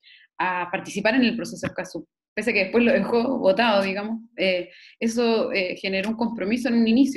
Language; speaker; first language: Spanish; native; Spanish